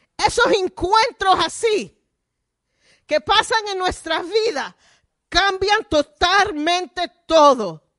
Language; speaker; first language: Spanish; early bilingual, heritage; Spanish